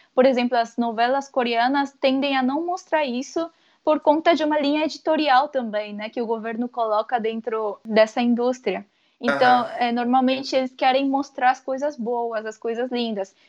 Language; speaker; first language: Portuguese; early bilingual, other home language; Korean